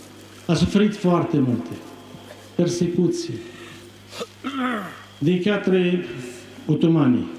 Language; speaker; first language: Romanian; non-native, fluent; Arabic